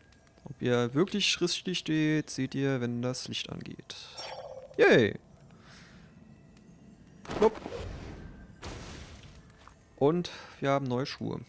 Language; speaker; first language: German; native; German